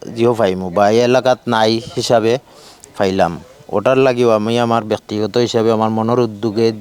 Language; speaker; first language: Bangla; native; Bangla